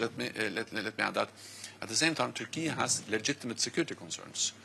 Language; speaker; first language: English; non-native, fluent; Norwegian